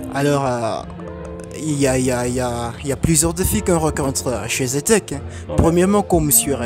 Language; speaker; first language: French; non-native, fluent; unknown